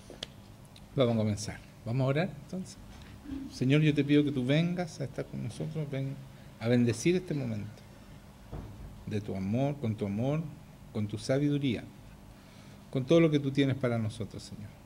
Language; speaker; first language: Spanish; native; Spanish